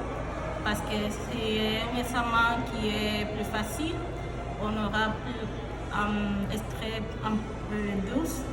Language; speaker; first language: French; non-native, learner; Spanish